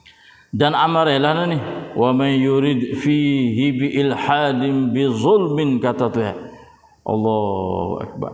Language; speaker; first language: Malay; native; Malay